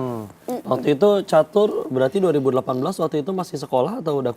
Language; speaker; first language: Indonesian; native; Indonesian